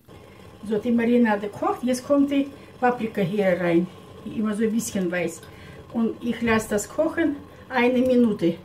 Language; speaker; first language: German; non-native, fluent; Russian